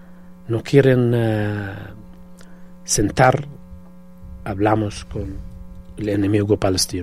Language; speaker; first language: Spanish; non-native, fluent; Arabic